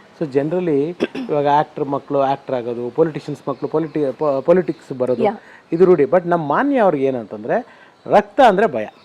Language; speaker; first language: Kannada; native; Kannada